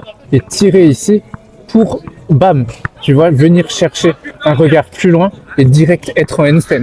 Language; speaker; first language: French; native; French